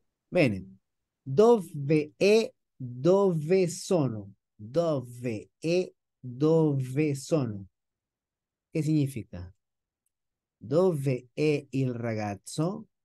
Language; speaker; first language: Italian; non-native, fluent; Spanish